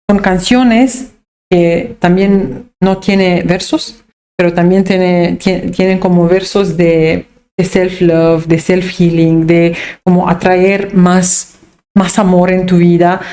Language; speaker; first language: Spanish; non-native, fluent; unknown